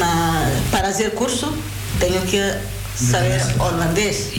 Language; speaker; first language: Spanish; non-native, learner; Portuguese